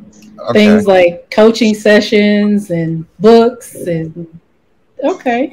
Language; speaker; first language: English; native; English